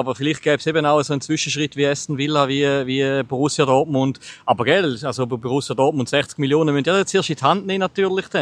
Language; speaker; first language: German; native; German